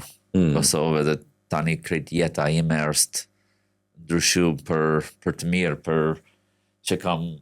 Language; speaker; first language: Albanian; non-native, fluent; English